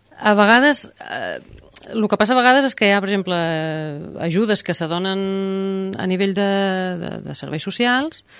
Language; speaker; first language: Catalan; native; Catalan